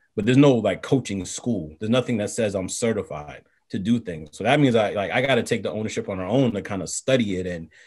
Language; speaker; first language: English; native; English